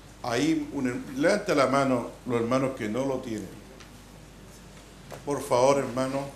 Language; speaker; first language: Spanish; native; Spanish